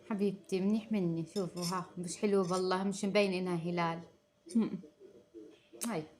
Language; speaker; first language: Arabic; native; Arabic